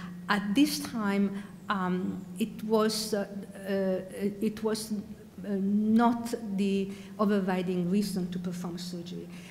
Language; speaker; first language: English; non-native, fluent; Italian